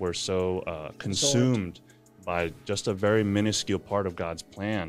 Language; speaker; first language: English; native; English